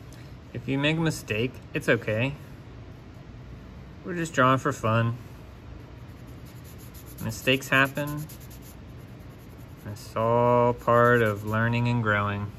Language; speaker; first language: English; native; English